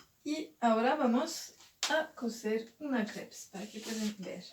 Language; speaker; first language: Spanish; non-native, fluent; French